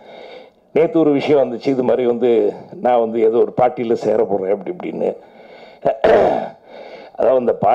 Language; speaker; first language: Tamil; native; Tamil